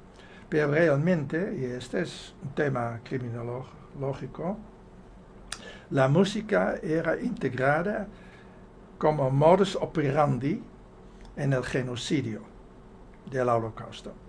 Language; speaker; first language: Spanish; non-native, fluent; Dutch